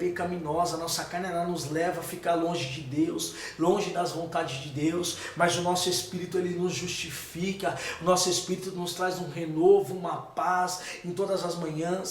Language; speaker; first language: Portuguese; native; Portuguese